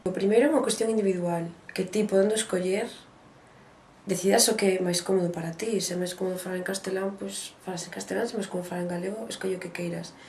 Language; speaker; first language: Galician; non-native, local second language; Spanish